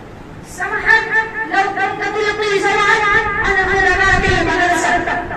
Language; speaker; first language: Arabic; non-native, learner; Urdu